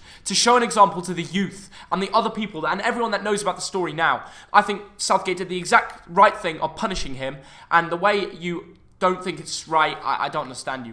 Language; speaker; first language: English; native; English